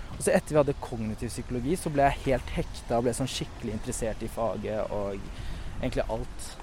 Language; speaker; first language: Norwegian; native; Norwegian